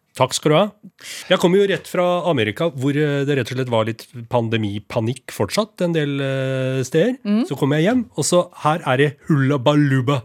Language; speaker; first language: Norwegian; native; Norwegian